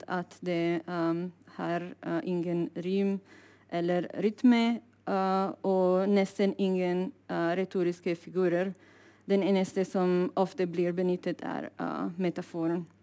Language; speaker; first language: Norwegian; non-native, fluent; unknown